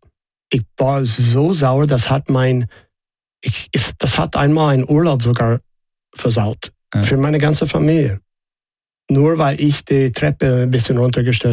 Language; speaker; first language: German; non-native, fluent; English